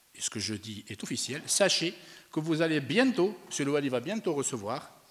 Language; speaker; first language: French; non-native, local second language; Arabic